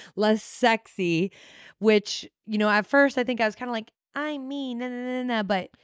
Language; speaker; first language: English; native; English